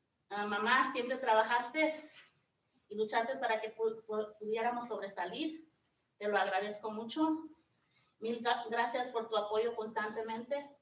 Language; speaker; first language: Spanish; early bilingual, heritage; Spanish